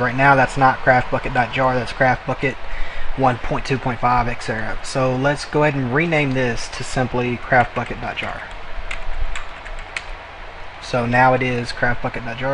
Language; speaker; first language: English; native; English